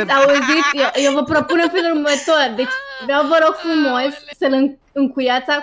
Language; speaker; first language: Romanian; native; Romanian